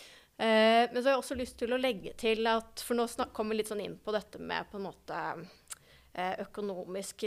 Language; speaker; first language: Norwegian; native; Norwegian